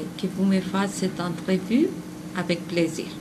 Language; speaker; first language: French; non-native, learner; Spanish